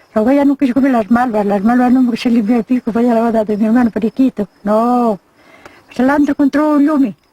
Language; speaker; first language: Asturian; native; Asturian